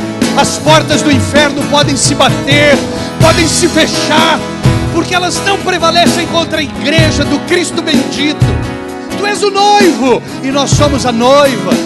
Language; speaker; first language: Portuguese; native; Portuguese